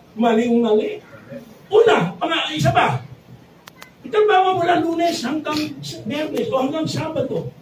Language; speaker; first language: Filipino; native; Filipino